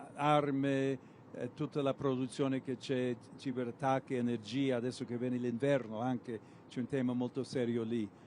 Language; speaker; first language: Italian; non-native, fluent; English